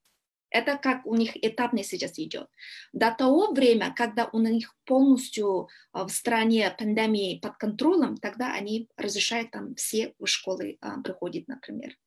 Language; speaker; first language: Russian; non-native, learner; Kyrgyz